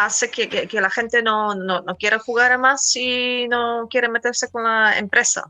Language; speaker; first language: Spanish; non-native, fluent; Polish